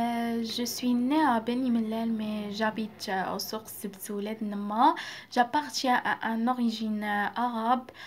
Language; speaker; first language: French; non-native, local second language; Arabic